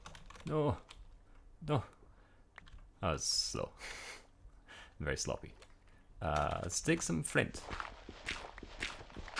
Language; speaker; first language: English; native; English